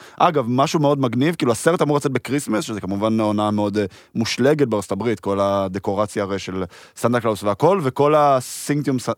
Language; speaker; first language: Hebrew; early bilingual, heritage; Hebrew